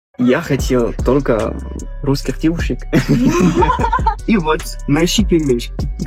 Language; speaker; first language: Russian; non-native, fluent; French